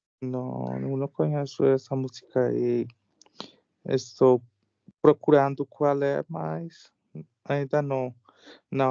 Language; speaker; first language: Portuguese; non-native, learner; Spanish